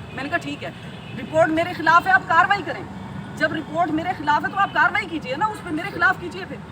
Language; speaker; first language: Urdu; non-native, local second language; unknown